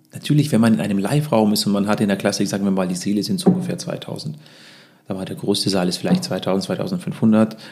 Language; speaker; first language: German; early bilingual, other home language; Russian